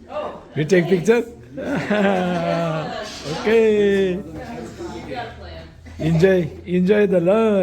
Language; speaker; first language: English; non-native, learner; Tibetan